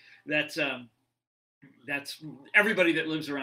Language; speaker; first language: English; native; English